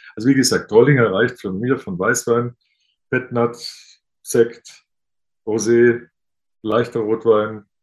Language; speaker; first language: German; native; German